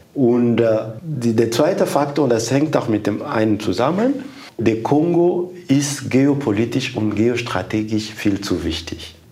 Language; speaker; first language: German; non-native, fluent; Lingala